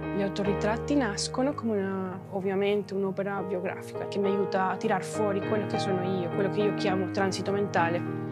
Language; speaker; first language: Italian; non-native, fluent; Spanish